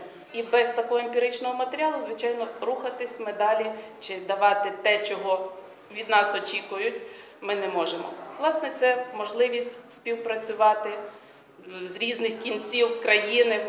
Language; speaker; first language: Ukrainian; native; Ukrainian